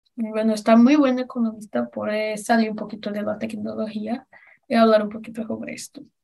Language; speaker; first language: Spanish; non-native, learner; Portuguese